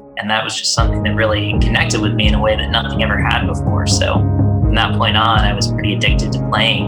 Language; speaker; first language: English; native; English